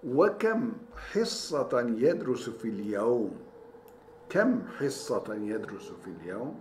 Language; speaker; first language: Arabic; non-native, fluent; Turkish